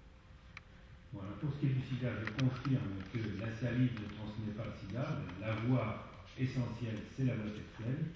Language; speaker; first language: French; native; French